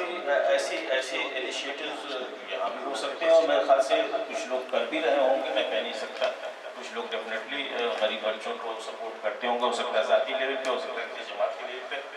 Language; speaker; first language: Urdu; native; Urdu